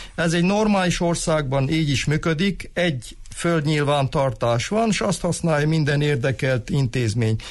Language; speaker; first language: Hungarian; native; Hungarian